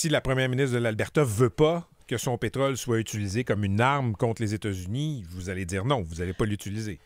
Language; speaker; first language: French; native; French